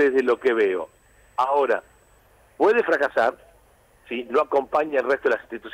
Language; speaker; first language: Spanish; native; Spanish